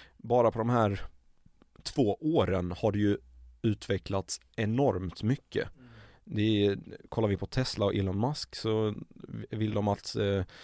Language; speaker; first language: Swedish; early bilingual, other home language; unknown